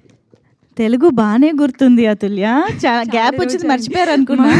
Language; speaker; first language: Telugu; native; Telugu